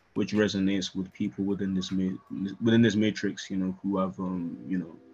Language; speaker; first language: English; native; English